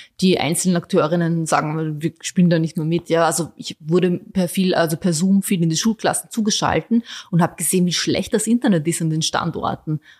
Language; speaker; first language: German; early bilingual, other home language; Bosnian